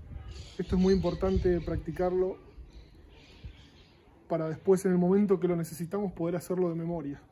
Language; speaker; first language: Spanish; native; Spanish